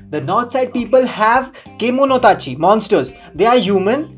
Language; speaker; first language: English; non-native, local second language; Hindi